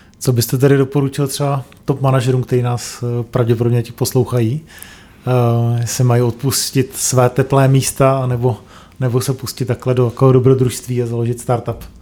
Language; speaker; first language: Czech; native; Czech